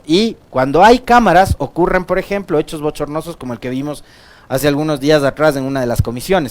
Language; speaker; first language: Spanish; native; Spanish